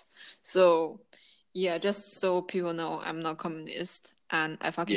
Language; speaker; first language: English; non-native, fluent; Chinese